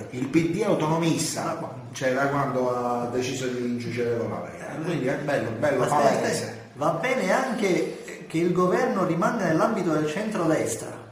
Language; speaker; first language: Italian; native; Italian